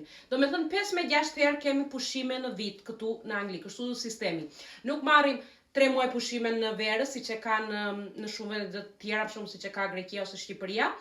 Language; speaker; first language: Albanian; early bilingual, heritage; Albanian